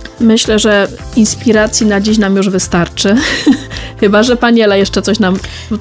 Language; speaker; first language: Polish; native; Polish